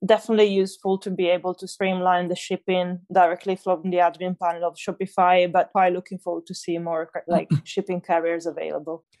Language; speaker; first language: English; non-native, fluent; German